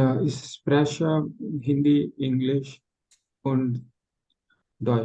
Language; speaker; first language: German; non-native, learner; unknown